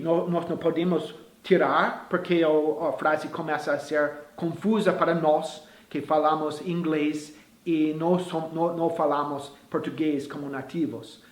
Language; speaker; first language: Portuguese; non-native, fluent; English